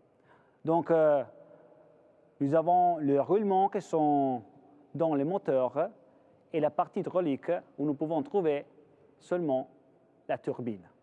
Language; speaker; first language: French; non-native, fluent; Italian